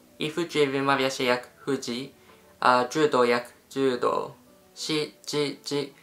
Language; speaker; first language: Polish; non-native, fluent; Japanese